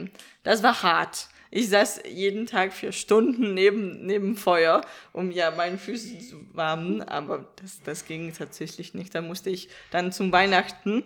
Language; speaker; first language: German; non-native, fluent; Danish